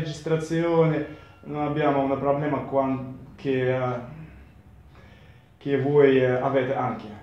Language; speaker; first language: Italian; non-native, learner; Russian